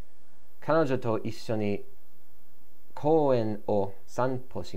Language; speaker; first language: Japanese; non-native, learner; English